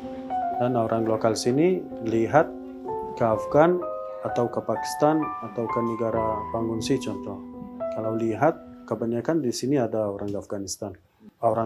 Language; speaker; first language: Indonesian; non-native, learner; Persian